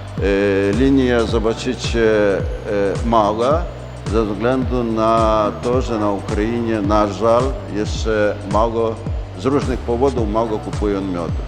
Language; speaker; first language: Polish; non-native, learner; Ukrainian